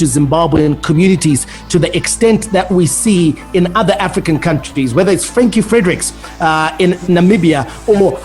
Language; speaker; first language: English; native; English